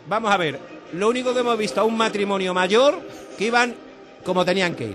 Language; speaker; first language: Spanish; native; Spanish